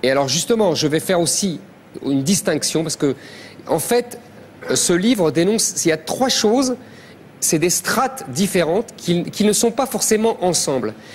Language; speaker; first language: French; native; French